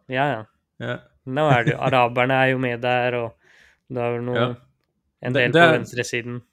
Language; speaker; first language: Norwegian; early bilingual, other home language; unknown